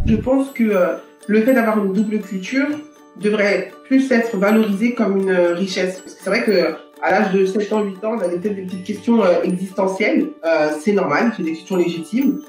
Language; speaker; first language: French; native; French